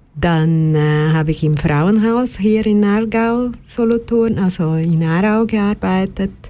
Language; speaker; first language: German; non-native, fluent; Portuguese